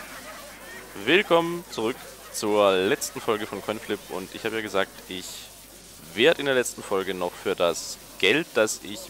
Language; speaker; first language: German; native; German